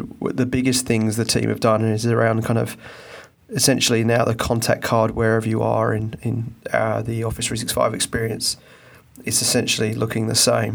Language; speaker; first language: English; native; English